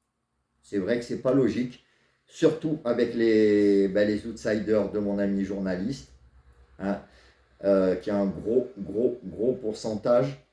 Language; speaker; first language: French; native; French